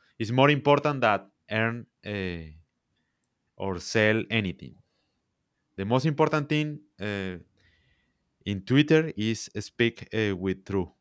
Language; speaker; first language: English; non-native, learner; Spanish